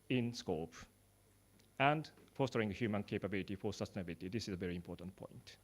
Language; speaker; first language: English; non-native, fluent; Japanese